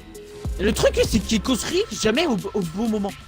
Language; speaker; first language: French; native; French